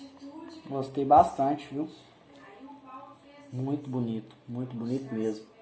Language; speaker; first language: Portuguese; native; Portuguese